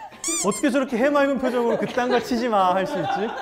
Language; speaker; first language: Korean; native; Korean